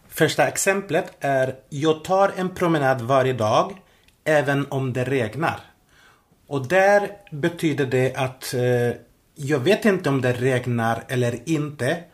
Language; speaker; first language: Swedish; non-native, fluent; Spanish